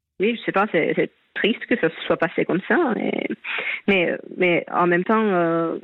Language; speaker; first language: French; non-native, fluent; Finnish